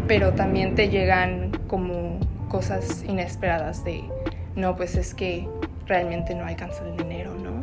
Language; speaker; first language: Spanish; native; Spanish